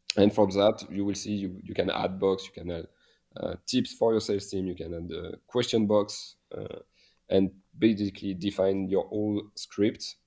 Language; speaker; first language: English; non-native, fluent; French